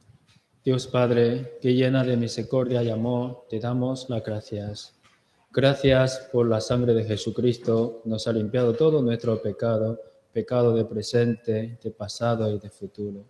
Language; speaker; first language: Spanish; non-native, learner; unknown